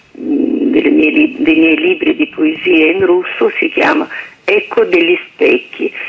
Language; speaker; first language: Italian; non-native, fluent; Russian